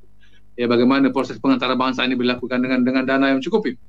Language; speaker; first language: Malay; native; Malay